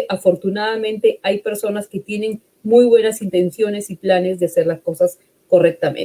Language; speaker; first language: Spanish; native; Spanish